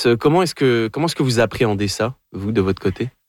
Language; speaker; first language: French; native; French